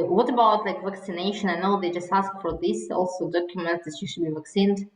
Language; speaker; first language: English; non-native, fluent; Russian